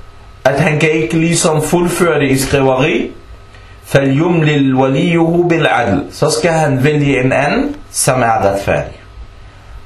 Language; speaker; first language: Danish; early bilingual, other home language; Arabic